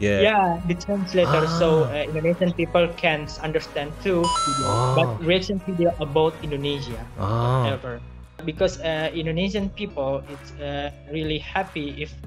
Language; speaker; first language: English; non-native, learner; Indonesian